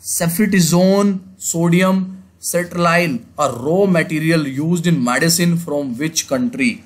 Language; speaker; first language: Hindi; native; Hindi